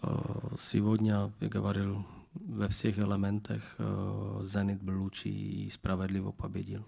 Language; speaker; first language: Russian; non-native, learner; Czech